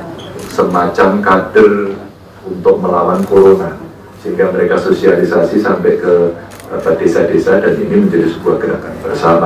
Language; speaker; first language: Indonesian; native; Indonesian